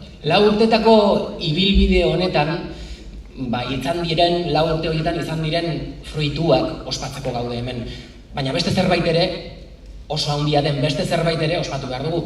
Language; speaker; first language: Basque; native; Basque